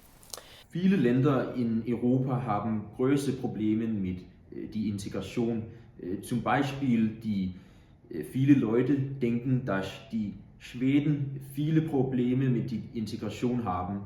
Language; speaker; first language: German; non-native, learner; Danish